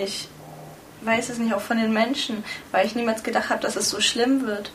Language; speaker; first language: German; early bilingual, other home language; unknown